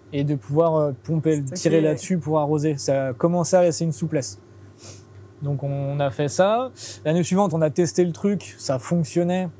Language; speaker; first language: French; native; French